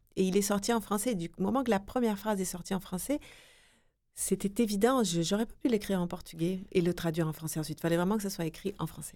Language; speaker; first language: French; non-native, fluent; Portuguese